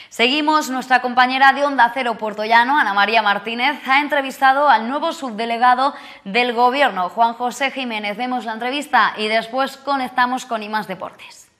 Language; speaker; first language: Spanish; native; Spanish